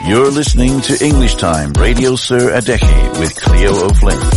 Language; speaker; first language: English; native; English